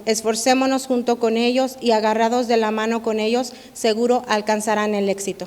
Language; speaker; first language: Spanish; native; Spanish